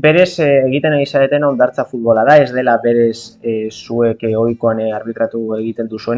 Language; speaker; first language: Basque; native; Basque